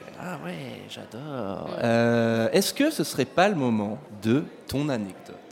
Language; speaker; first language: French; native; French